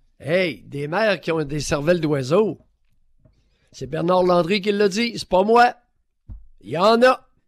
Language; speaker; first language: French; native; French